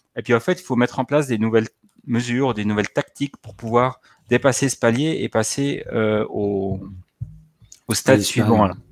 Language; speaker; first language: French; native; French